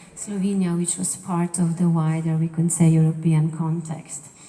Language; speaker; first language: English; non-native, fluent; Slovenian